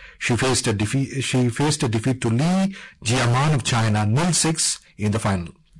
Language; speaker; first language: English; non-native, local second language; Bangla